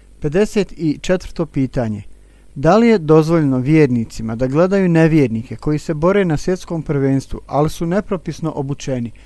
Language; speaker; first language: Bosnian; native; Bosnian